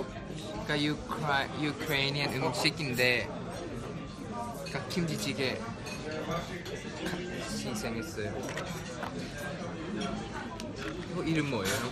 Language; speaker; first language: Korean; non-native, fluent; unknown